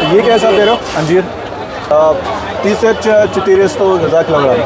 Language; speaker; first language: Russian; non-native, learner; Hindi